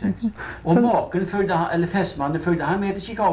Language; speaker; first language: Swedish; native; Swedish